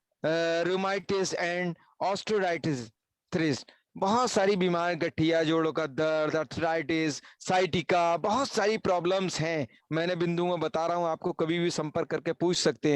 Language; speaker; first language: Hindi; native; Hindi